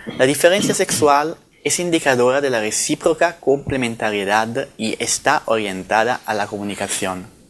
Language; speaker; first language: Spanish; non-native, fluent; Italian